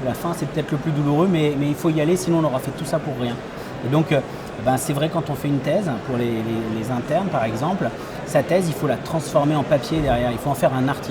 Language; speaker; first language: French; native; French